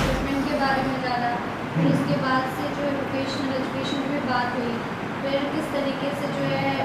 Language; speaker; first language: Hindi; native; Hindi